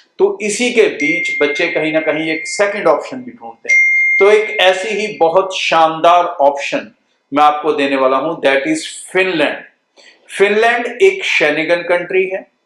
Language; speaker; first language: Hindi; non-native, local second language; Punjabi